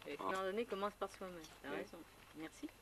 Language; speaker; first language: French; native; French